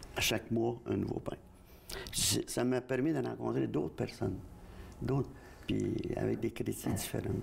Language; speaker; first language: French; native; French